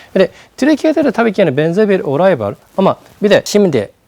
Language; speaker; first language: Turkish; non-native, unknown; Japanese